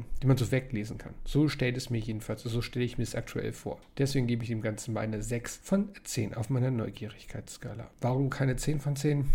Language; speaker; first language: German; native; German